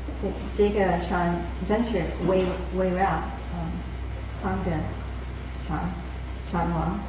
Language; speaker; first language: Chinese; non-native, fluent; English